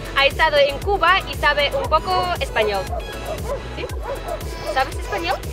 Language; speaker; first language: Spanish; non-native, fluent; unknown